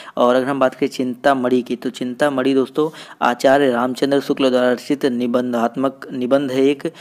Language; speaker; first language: Hindi; native; Hindi